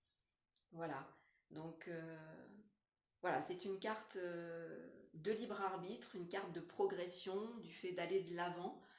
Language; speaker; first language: French; native; French